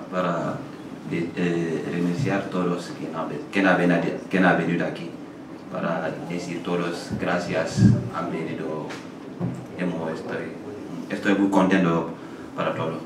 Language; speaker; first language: Spanish; non-native, learner; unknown